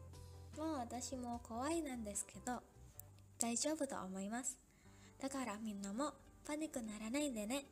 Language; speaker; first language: Japanese; non-native, learner; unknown